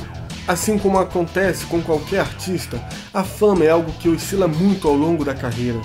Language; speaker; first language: Portuguese; native; Portuguese